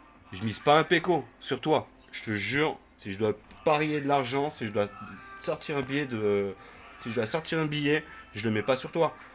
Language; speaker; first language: French; native; French